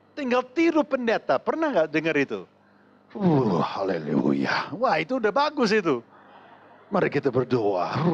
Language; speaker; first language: Indonesian; non-native, fluent; English